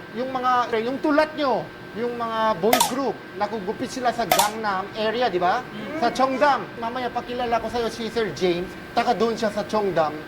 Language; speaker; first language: Filipino; non-native, fluent; Korean